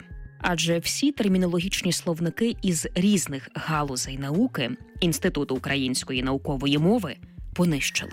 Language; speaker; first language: Ukrainian; native; Ukrainian